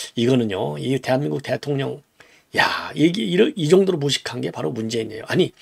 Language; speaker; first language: Korean; native; Korean